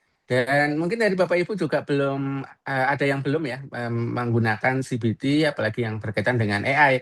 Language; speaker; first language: Indonesian; native; Indonesian